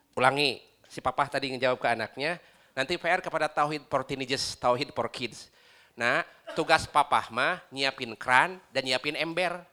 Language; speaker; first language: Indonesian; non-native, local second language; Sundanese